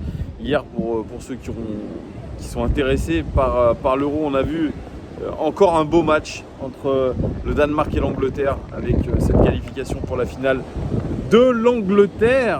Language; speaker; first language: French; native; French